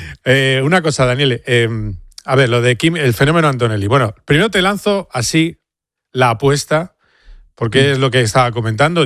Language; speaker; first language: Spanish; native; Spanish